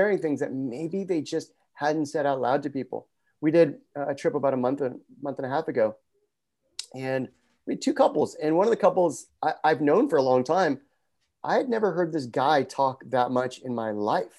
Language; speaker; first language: English; native; English